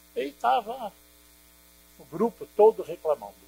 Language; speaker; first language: Portuguese; non-native, fluent; Dutch